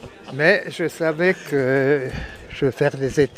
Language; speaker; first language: French; non-native, local second language; German